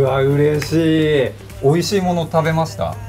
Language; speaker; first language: Japanese; native; Japanese